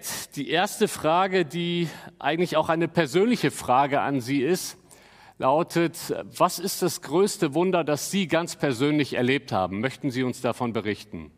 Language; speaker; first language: German; native; German